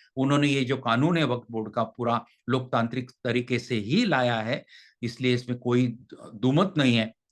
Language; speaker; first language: Hindi; non-native, local second language; Marathi